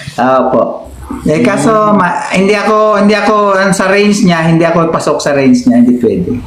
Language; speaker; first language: Filipino; non-native, local second language; Cebuano